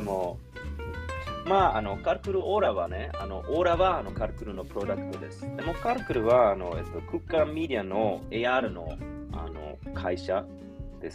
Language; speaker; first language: Japanese; non-native, learner; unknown